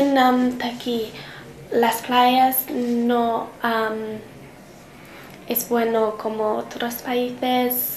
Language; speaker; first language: Spanish; non-native, learner; English